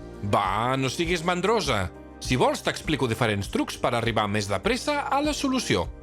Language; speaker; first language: Catalan; native; Catalan